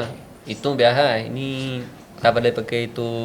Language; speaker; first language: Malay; non-native, learner; Punjabi